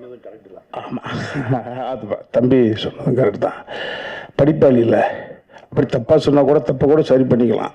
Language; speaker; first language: Tamil; native; Tamil